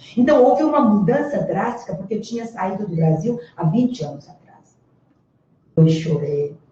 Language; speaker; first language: Portuguese; early bilingual, other home language; Korean